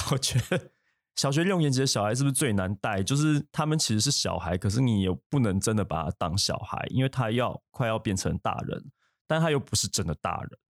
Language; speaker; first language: Chinese; native; Chinese